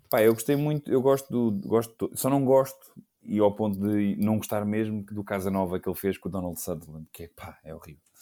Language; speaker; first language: Portuguese; native; Portuguese